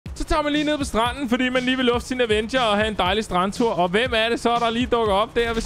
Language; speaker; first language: Danish; native; Danish